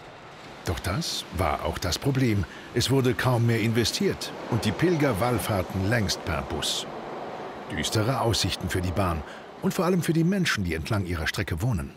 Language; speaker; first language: German; native; German